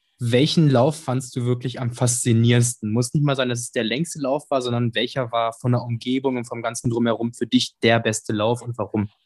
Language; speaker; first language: German; native; German